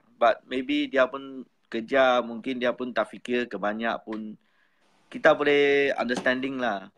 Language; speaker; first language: Malay; non-native, local second language; Chinese